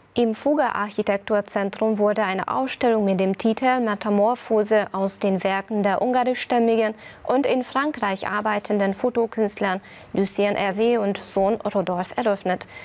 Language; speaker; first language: German; non-native, fluent; Hungarian